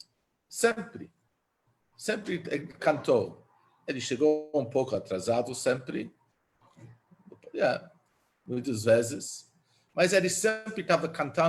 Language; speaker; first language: Portuguese; non-native, fluent; Hebrew